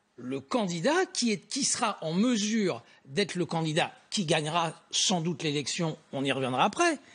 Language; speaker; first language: French; native; French